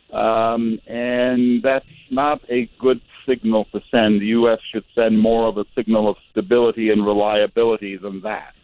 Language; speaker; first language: English; non-native, fluent; Arabic